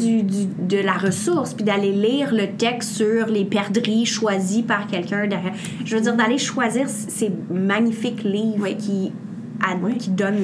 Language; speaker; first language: French; native; French